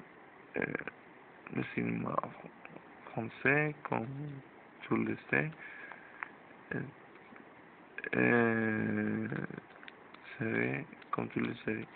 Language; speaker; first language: French; non-native, learner; Spanish